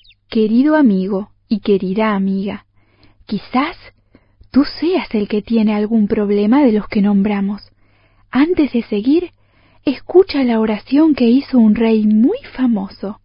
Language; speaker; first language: Spanish; native; Spanish